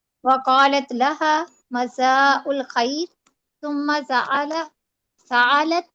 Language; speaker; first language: Arabic; non-native, learner; Urdu